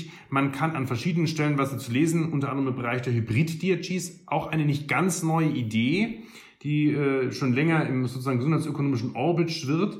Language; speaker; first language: German; native; German